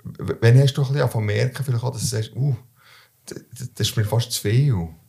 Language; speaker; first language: German; native; German